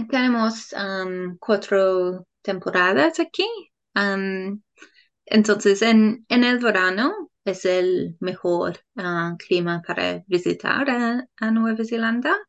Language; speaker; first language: Spanish; non-native, learner; English